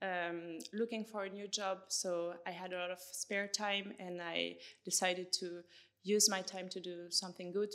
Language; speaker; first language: English; non-native, fluent; French